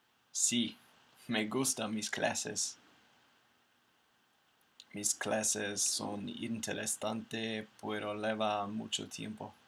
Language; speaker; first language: Spanish; non-native, learner; English